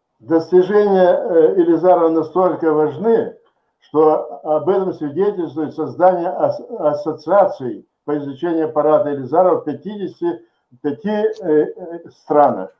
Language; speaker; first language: Russian; native; Russian